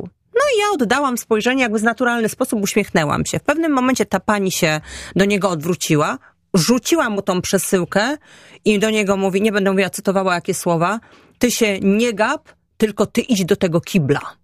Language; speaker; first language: Polish; native; Polish